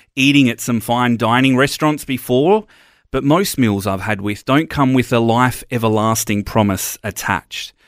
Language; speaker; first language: English; native; English